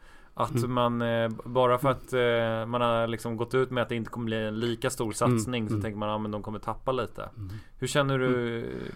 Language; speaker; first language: Swedish; native; Swedish